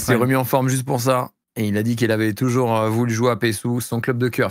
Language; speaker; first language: French; native; French